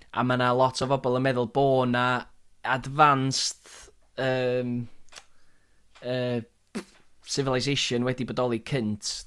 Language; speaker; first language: Welsh; native; Welsh